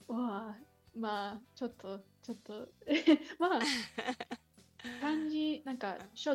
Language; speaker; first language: Japanese; non-native, fluent; English